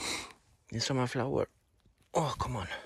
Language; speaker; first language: English; non-native, learner; Swedish